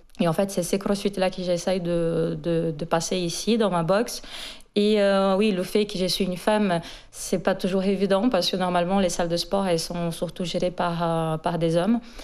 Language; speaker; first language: French; non-native, fluent; Portuguese